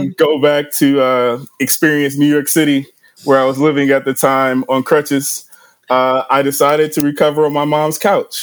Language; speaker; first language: English; native; English